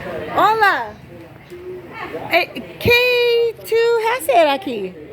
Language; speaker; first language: Spanish; non-native, learner; English